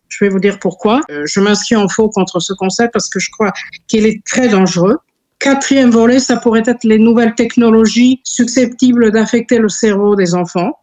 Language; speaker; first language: French; non-native, fluent; Serbian